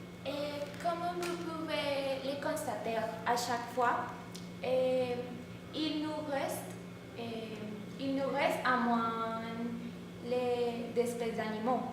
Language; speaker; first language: French; non-native, learner; Spanish